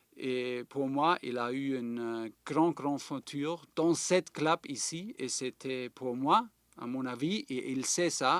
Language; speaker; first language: French; non-native, fluent; German